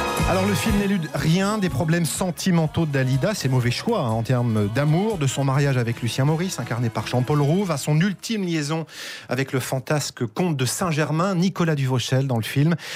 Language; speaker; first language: French; native; French